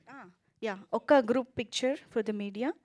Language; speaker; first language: Telugu; native; Telugu